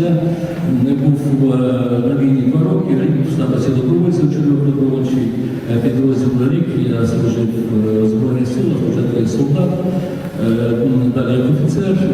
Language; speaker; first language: Ukrainian; native; Ukrainian